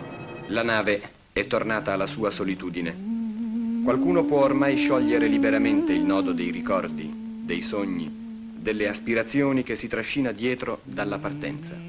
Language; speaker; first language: Italian; native; Italian